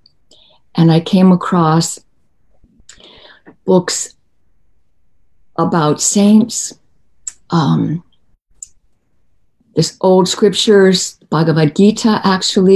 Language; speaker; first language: English; native; English